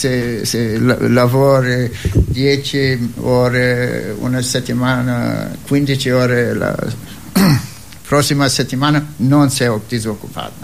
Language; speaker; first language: Italian; non-native, fluent; English